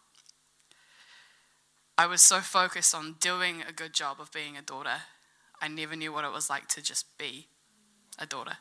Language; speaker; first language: English; native; English